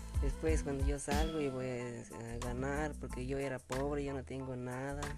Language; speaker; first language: Spanish; non-native, local second language; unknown